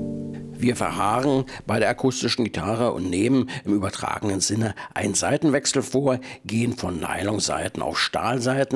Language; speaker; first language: German; native; German